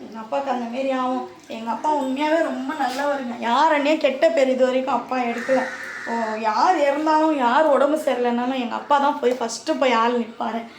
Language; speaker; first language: Tamil; native; Tamil